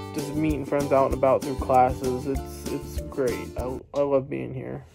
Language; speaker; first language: English; native; English